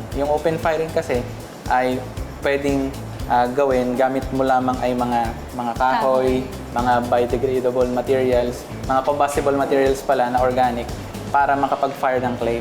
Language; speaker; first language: Filipino; native; Filipino